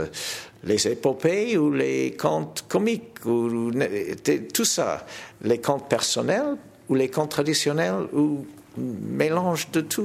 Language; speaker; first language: French; non-native, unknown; English